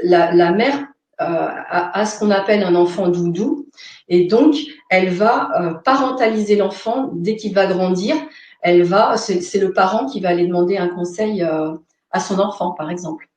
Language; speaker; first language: French; native; French